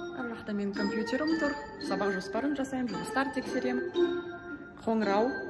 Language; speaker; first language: Kazakh; non-native, local second language; Russian